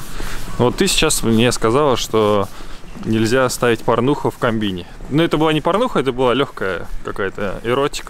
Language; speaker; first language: Russian; native; Russian